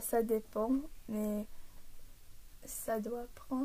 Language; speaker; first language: French; early bilingual, heritage; English